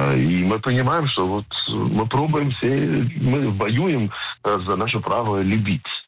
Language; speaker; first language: Russian; non-native, fluent; Hebrew